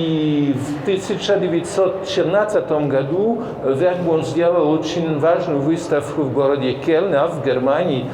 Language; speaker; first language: Russian; non-native, fluent; French